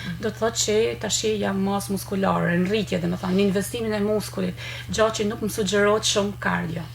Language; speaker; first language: Albanian; native; Albanian